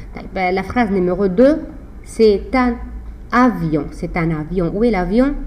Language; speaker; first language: French; non-native, fluent; Arabic